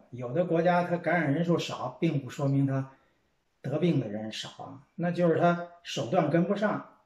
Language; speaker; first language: Chinese; native; Chinese